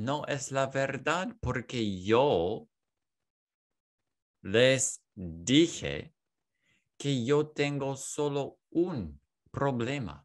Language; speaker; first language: Spanish; non-native, learner; English